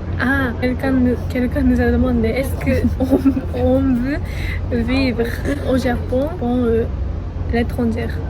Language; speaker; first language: French; non-native, learner; Japanese